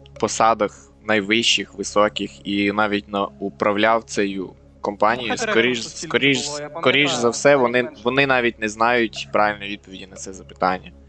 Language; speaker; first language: Ukrainian; native; Ukrainian